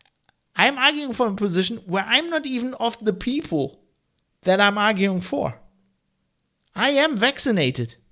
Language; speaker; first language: English; non-native, fluent; German